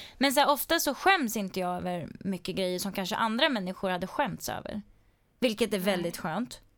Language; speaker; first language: Swedish; native; Swedish